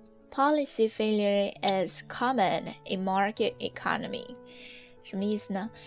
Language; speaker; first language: English; non-native, fluent; Chinese